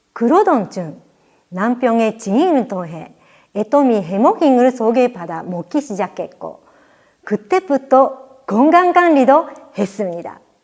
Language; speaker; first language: Korean; non-native, fluent; Japanese